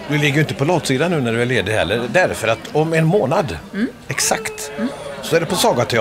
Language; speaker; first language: Swedish; native; Swedish